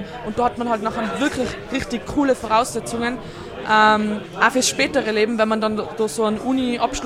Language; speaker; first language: German; native; German